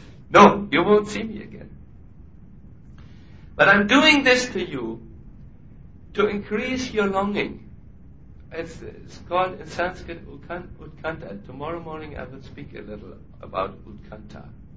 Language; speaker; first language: English; non-native, fluent; German